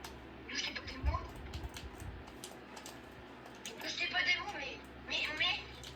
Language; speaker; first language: French; native; French